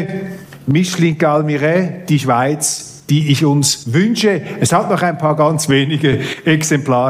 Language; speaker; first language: German; native; German